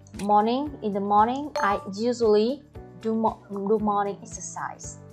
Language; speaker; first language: English; non-native, fluent; Vietnamese